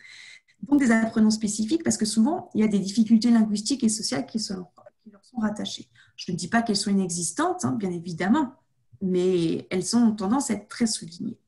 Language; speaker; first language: French; native; French